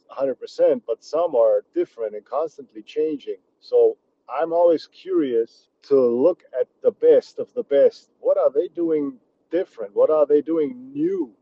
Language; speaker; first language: English; early bilingual, other home language; Czech